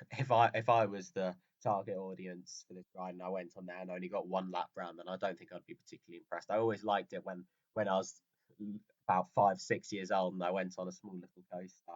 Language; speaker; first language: English; native; English